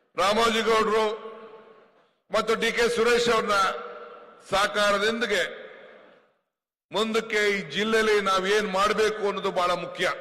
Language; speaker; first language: Kannada; native; Kannada